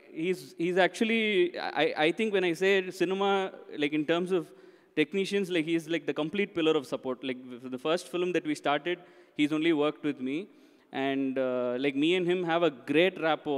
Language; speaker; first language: English; non-native, local second language; Tamil